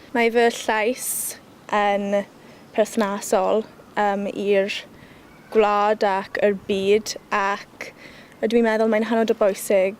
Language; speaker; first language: Welsh; non-native, local second language; English